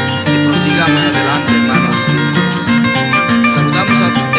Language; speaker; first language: Spanish; non-native, local second language; Quechua